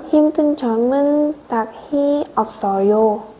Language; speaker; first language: Korean; non-native, learner; Vietnamese